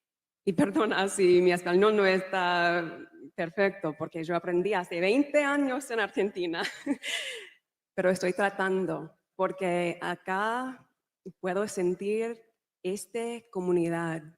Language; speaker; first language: Spanish; non-native, learner; English